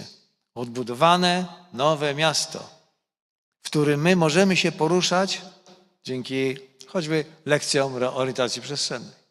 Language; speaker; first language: Polish; native; Polish